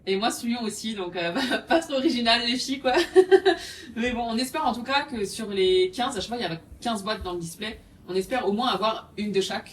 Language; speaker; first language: French; native; French